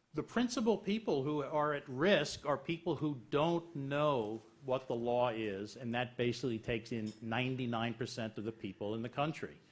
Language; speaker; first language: English; native; English